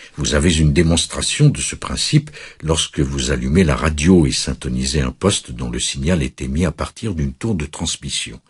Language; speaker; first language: French; native; French